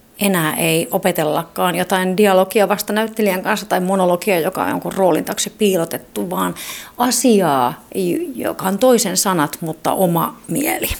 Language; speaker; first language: Finnish; native; Finnish